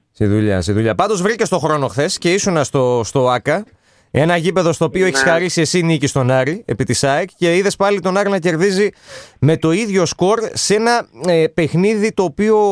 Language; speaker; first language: Greek; native; Greek